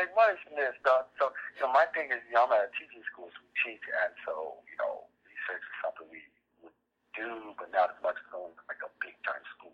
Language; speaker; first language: English; native; English